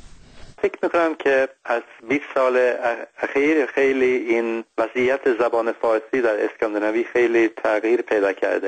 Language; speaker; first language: Persian; non-native, fluent; Swedish